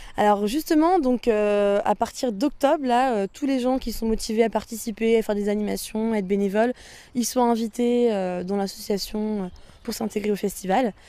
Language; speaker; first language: French; native; French